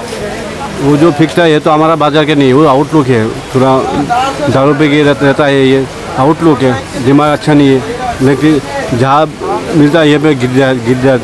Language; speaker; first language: Hindi; non-native, local second language; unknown